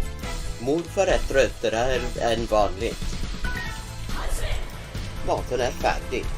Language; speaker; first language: Swedish; non-native, learner; English